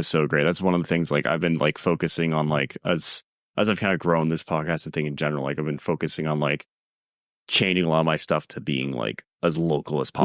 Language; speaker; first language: English; native; English